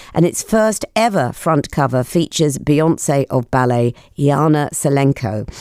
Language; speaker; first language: English; native; English